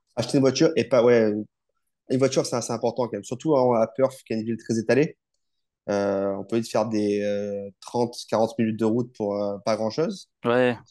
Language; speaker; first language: French; native; French